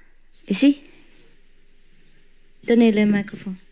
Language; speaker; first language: French; non-native, learner; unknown